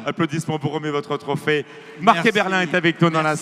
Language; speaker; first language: French; native; French